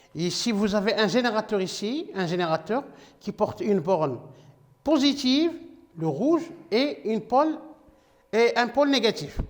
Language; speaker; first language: French; non-native, local second language; Arabic